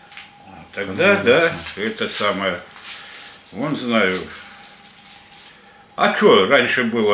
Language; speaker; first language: Russian; native; Russian